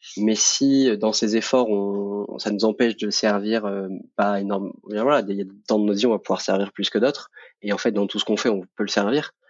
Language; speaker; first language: French; native; French